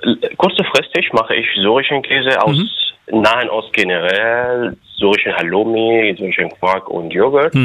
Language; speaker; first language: German; non-native, fluent; Arabic